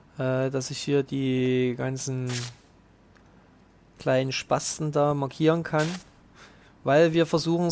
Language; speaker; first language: German; native; German